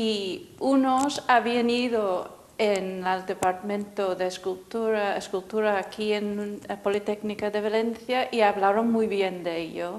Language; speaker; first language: Spanish; non-native, fluent; English